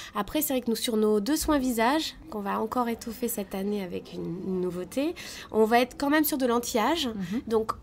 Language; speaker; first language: French; native; French